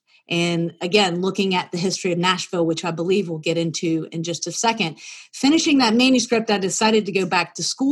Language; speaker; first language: English; native; English